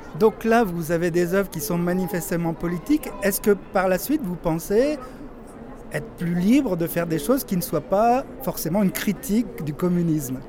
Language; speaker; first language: French; native; French